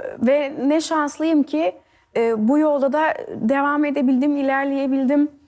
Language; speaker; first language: Turkish; early bilingual, heritage; Turkish